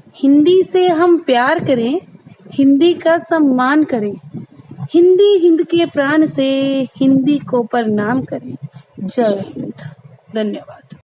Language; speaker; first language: Hindi; native; Hindi